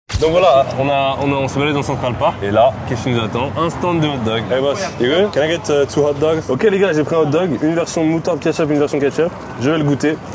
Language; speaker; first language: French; native; French